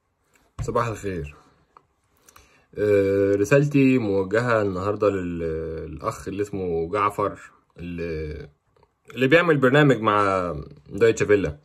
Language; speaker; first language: Arabic; native; Arabic